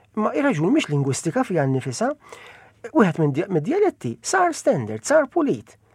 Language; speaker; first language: Maltese; native; Maltese